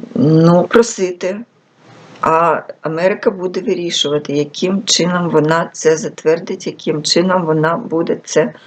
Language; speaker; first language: Ukrainian; non-native, local second language; Russian